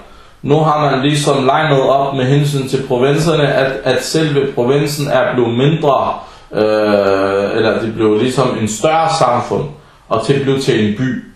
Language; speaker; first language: Danish; non-native, fluent; Arabic